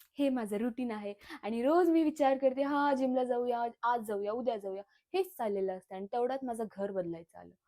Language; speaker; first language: Marathi; non-native, local second language; Kannada